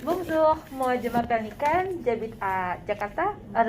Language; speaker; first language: French; non-native, learner; Indonesian